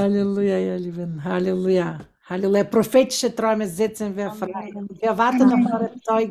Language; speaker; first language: German; non-native, fluent; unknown